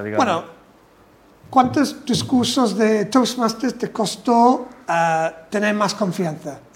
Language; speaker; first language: Spanish; non-native, fluent; English